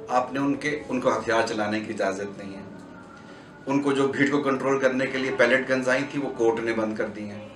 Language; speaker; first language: Hindi; native; Hindi